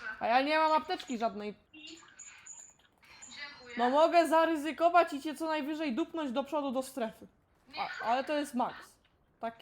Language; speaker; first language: Polish; native; Polish